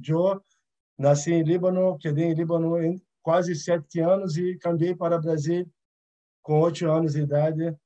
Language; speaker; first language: Portuguese; early bilingual, other home language; Arabic